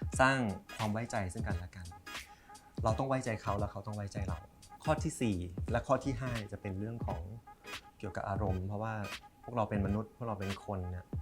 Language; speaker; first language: Thai; native; Thai